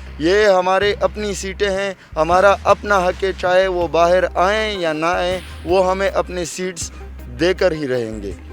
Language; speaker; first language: Urdu; non-native, local second language; Pashto